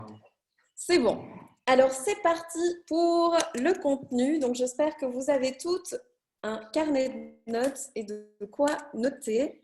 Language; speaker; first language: French; native; French